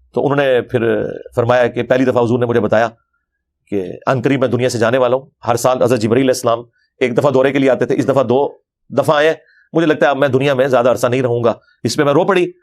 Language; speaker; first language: Urdu; non-native, local second language; Punjabi